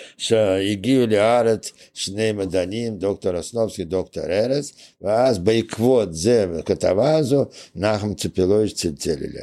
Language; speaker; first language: Hebrew; non-native, fluent; Russian